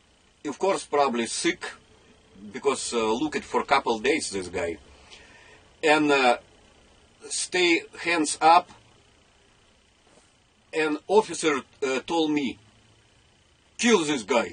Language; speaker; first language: English; non-native, learner; Russian